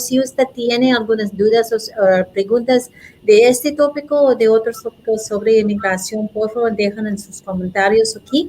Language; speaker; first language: Spanish; non-native, learner; English